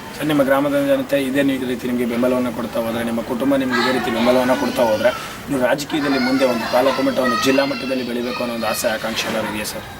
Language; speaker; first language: Kannada; native; Kannada